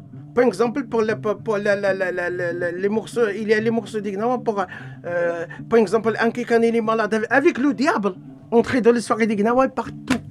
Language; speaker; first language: French; non-native, learner; Arabic